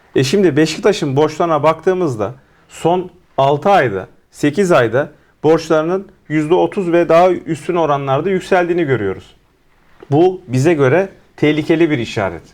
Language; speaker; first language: Turkish; native; Turkish